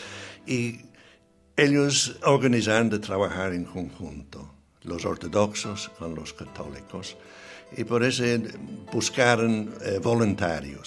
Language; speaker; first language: Spanish; non-native, fluent; English